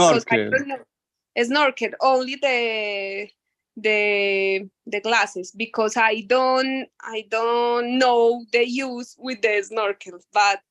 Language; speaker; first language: English; non-native, learner; Spanish